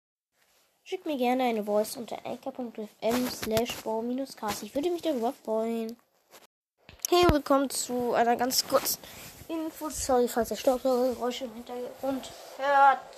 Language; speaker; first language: German; native; German